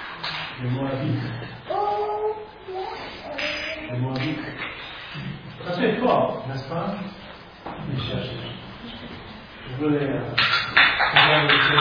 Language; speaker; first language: French; non-native, fluent; English